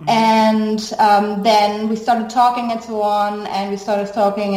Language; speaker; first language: English; non-native, fluent; German